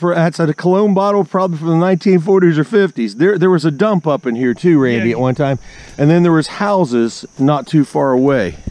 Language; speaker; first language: English; native; English